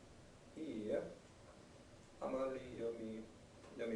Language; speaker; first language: Japanese; non-native, learner; English